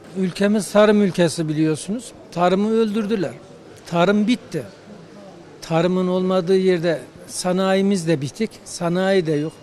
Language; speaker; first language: Turkish; native; Turkish